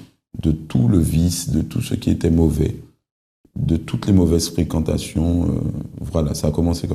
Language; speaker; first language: French; native; French